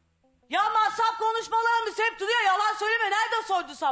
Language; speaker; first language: Turkish; native; Turkish